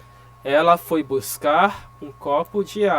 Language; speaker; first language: Portuguese; non-native, fluent; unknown